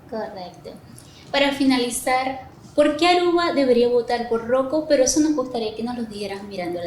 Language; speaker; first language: Spanish; native; Spanish